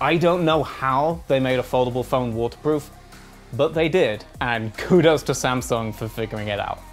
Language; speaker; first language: English; native; English